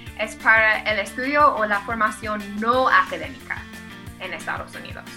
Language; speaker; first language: Spanish; non-native, fluent; English